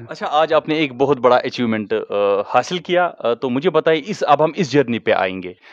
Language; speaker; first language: Hindi; non-native, local second language; Kashmiri